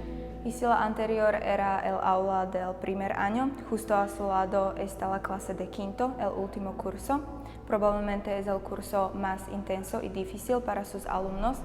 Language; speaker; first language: Spanish; non-native, fluent; Slovak